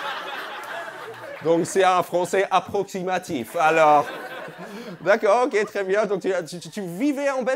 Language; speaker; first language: French; non-native, fluent; English